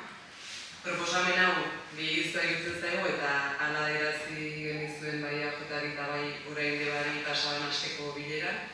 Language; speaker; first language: Basque; native; Basque